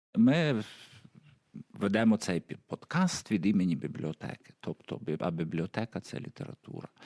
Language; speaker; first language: Ukrainian; native; Ukrainian